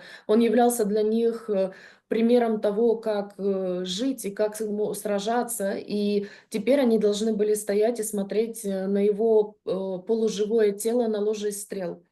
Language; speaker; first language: Russian; native; Russian